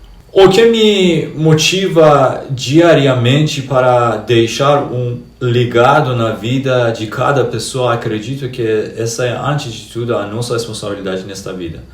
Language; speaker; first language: Portuguese; non-native, fluent; Persian